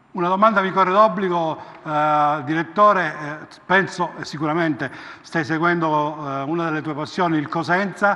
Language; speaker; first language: Italian; native; Italian